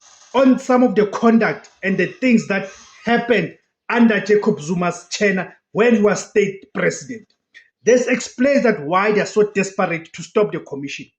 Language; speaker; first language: English; non-native, local second language; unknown